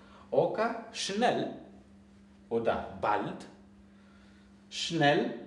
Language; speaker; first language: German; non-native, fluent; Greek